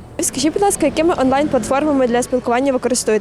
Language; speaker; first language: Ukrainian; native; Ukrainian